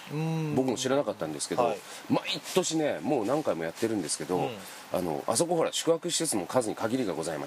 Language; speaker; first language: Japanese; native; Japanese